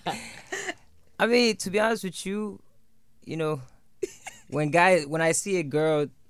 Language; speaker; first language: English; non-native, local second language; Yoruba